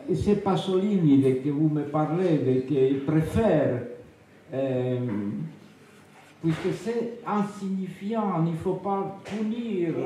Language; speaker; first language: French; non-native, fluent; Spanish